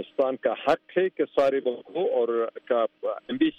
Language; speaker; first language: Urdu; non-native, fluent; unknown